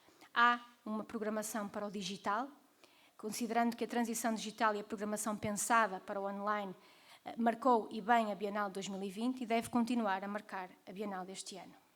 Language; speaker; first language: Portuguese; native; Portuguese